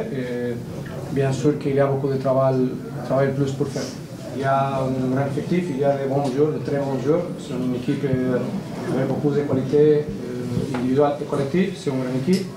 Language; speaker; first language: French; non-native, learner; Spanish